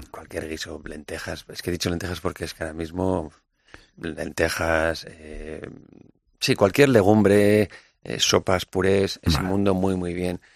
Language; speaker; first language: Spanish; native; Spanish